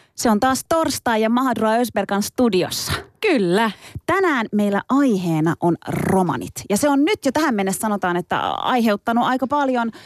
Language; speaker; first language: Finnish; early bilingual, other home language; Turkish